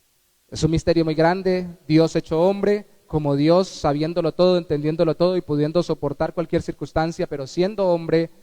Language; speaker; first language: Spanish; native; Spanish